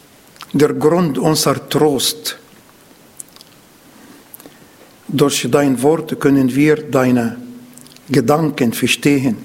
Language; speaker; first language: German; non-native, learner; Arabic